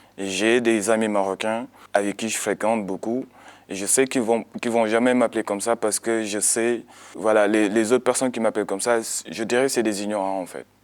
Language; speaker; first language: French; non-native, local second language; Wolof